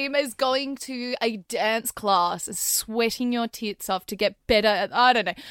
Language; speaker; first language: English; native; English